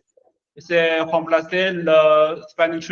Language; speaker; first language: French; non-native, learner; Chinese